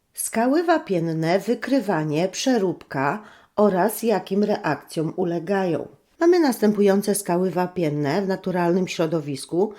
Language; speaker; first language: Polish; native; Polish